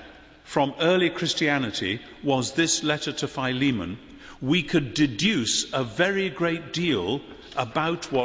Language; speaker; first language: English; native; English